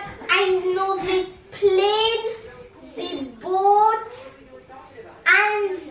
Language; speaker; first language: English; early bilingual, heritage; English